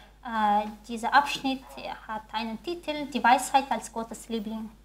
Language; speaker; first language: German; non-native, fluent; Chinese